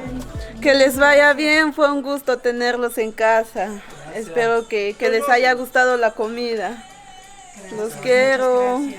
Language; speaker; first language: Spanish; non-native, local second language; Kʼicheʼ